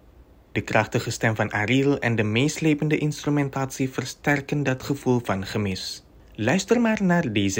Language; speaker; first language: Dutch; non-native, fluent; Indonesian